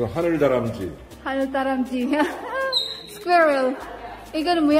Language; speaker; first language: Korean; non-native, learner; Filipino